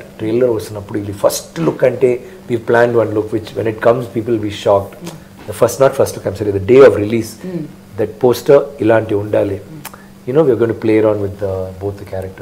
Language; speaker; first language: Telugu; non-native, learner; Tamil